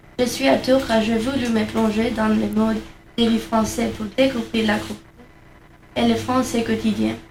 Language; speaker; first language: French; non-native, learner; Spanish